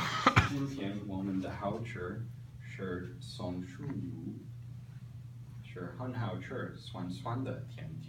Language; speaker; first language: Chinese; non-native, learner; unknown